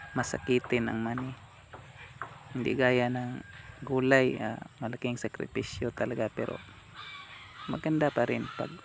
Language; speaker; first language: Filipino; non-native, local second language; Cebuano